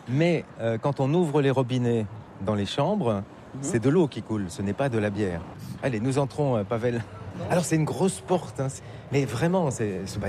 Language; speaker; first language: French; native; French